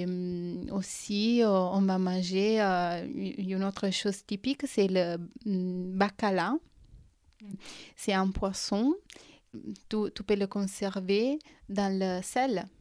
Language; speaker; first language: French; non-native, fluent; Italian